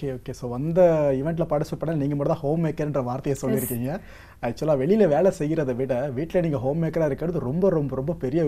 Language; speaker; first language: Tamil; native; Tamil